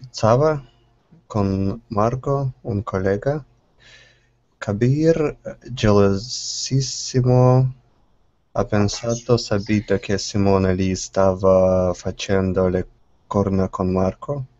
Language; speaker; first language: Italian; non-native, learner; English